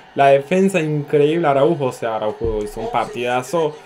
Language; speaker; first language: Spanish; non-native, fluent; Turkish